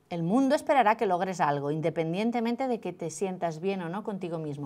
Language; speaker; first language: Spanish; non-native, local second language; Catalan